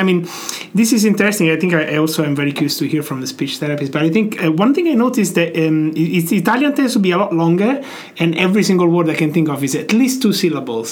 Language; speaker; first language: English; non-native, fluent; Italian